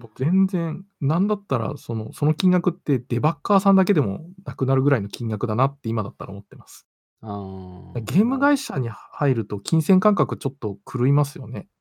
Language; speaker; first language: Japanese; native; Japanese